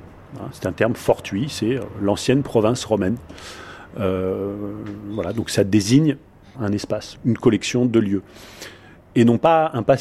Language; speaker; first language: French; native; French